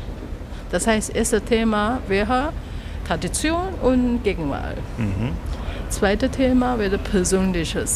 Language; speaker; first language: German; non-native, learner; Chinese